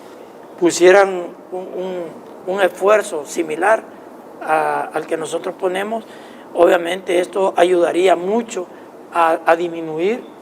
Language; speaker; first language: Spanish; native; Spanish